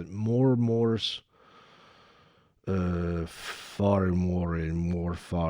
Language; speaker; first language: Swedish; non-native, learner; English